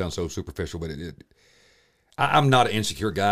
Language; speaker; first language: English; native; English